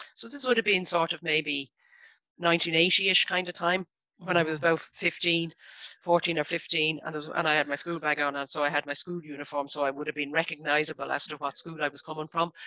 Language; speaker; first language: English; native; English